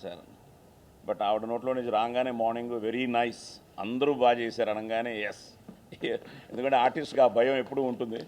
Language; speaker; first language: Telugu; native; Telugu